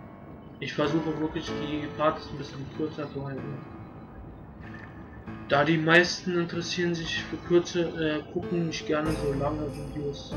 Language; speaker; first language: German; native; German